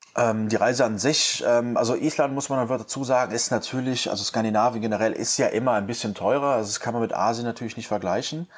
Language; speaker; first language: German; native; German